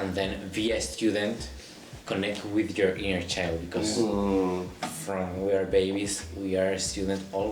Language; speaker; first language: English; non-native, learner; Spanish